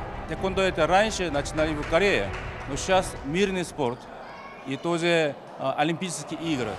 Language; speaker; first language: Russian; non-native, learner; Korean